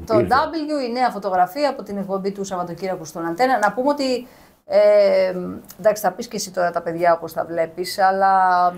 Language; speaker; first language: Greek; native; Greek